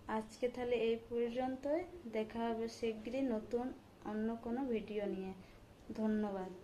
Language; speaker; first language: Bangla; non-native, local second language; Santali